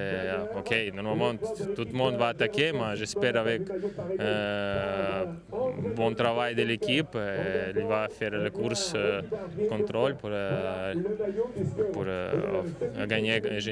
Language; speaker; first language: French; non-native, learner; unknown